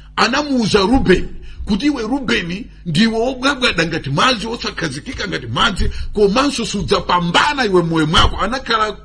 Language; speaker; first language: Nyanja; non-native, local second language; Tumbuka